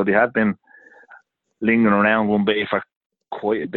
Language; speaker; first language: English; native; English